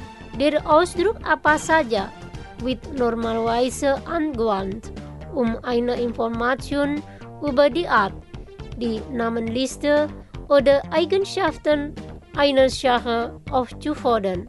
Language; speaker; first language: German; non-native, fluent; Indonesian